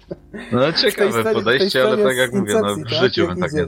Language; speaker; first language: Polish; native; Polish